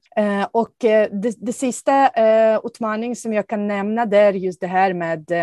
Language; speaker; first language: Swedish; non-native, fluent; Ukrainian